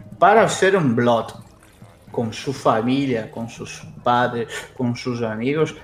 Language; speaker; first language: Spanish; non-native, fluent; Portuguese